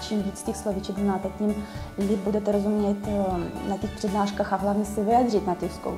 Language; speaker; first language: Czech; non-native, fluent; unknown